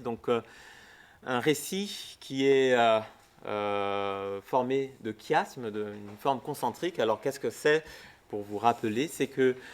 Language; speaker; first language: French; native; French